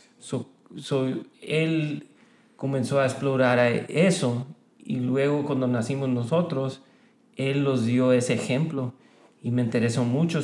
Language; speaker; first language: Spanish; early bilingual, heritage; Spanish